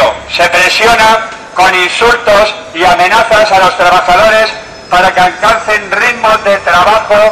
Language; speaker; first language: Spanish; native; Spanish